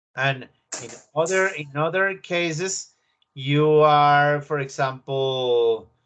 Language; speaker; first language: English; non-native, learner; Spanish